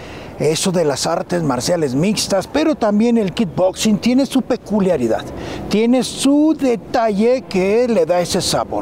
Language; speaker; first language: Spanish; native; Spanish